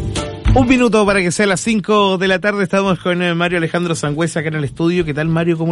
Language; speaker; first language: Spanish; native; Spanish